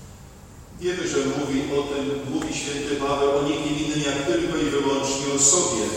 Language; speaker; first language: Polish; native; Polish